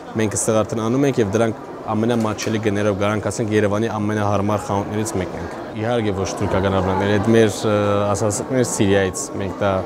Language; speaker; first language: Armenian; early bilingual, heritage; Armenian